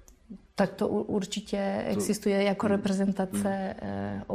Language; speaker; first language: Czech; non-native, fluent; Spanish